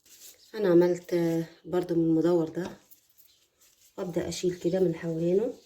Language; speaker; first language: Arabic; native; Arabic